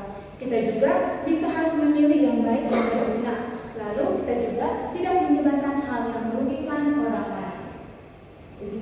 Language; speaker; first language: Indonesian; native; Indonesian